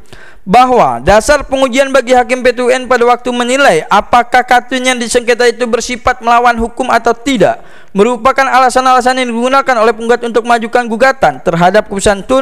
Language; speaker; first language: Indonesian; native; Indonesian